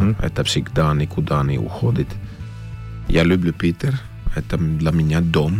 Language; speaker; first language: Russian; non-native, learner; Finnish